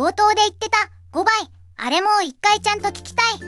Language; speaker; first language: Japanese; native; Japanese